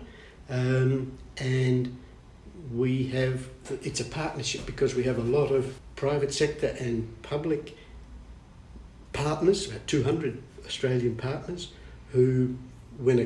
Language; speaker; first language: English; native; English